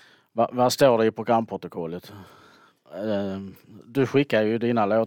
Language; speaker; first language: Swedish; native; Swedish